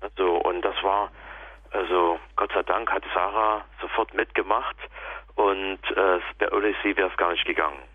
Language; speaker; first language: German; native; German